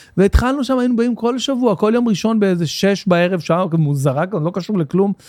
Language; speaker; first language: Hebrew; native; Hebrew